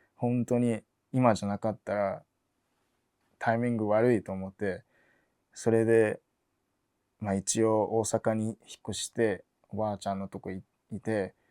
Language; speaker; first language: Japanese; early bilingual, other home language; English